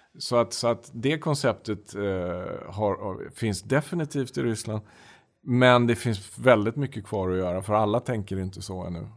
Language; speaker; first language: Swedish; native; Swedish